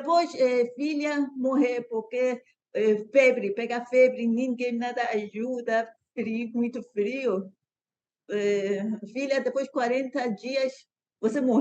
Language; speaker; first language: Portuguese; non-native, learner; Persian